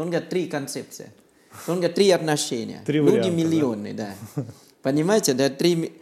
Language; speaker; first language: Russian; non-native, learner; Thai